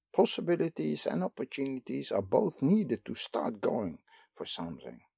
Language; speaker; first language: English; non-native, fluent; Dutch